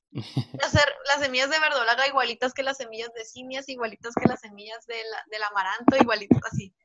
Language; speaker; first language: Spanish; native; Spanish